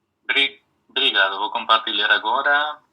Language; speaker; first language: Portuguese; non-native, fluent; Spanish